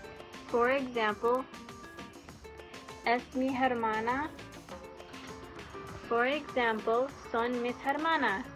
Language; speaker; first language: Spanish; non-native, learner; English